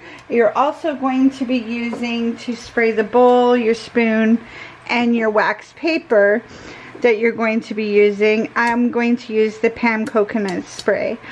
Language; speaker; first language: English; native; English